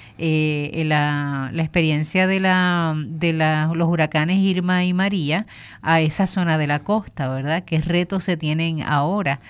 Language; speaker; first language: Spanish; native; Spanish